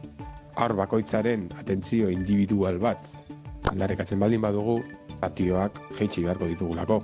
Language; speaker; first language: Basque; native; Basque